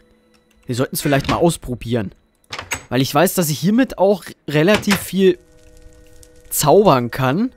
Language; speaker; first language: German; native; German